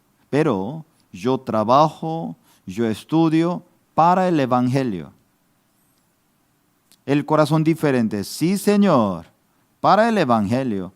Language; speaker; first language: Spanish; non-native, fluent; Korean